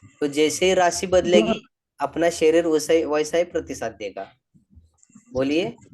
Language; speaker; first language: Hindi; non-native, local second language; Marathi